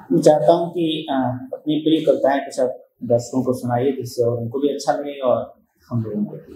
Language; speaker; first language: Hindi; native; Hindi